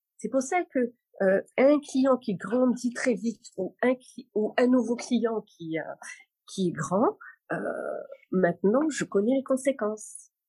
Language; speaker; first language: French; non-native, local second language; Arabic